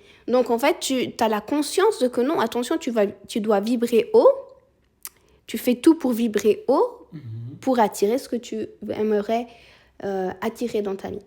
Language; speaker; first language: French; early bilingual, other home language; Spanish